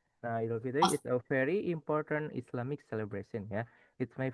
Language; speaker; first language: English; non-native, fluent; Indonesian